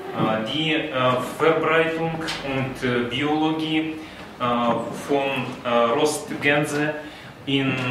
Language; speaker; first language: German; non-native, learner; Russian